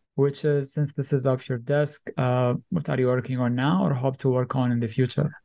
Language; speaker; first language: English; native; English